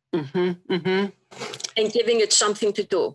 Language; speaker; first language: English; non-native, fluent; Icelandic